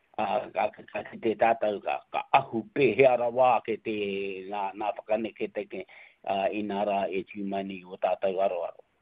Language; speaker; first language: Māori; native; Māori